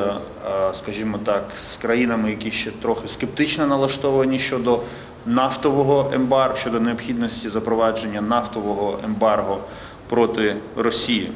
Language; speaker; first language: Ukrainian; native; Ukrainian